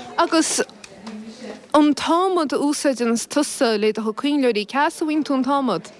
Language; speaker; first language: Irish; native; Irish